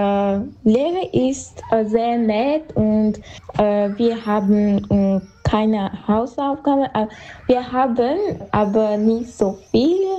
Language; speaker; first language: German; non-native, learner; Armenian